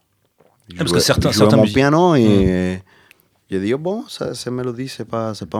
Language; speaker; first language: French; non-native, learner; Spanish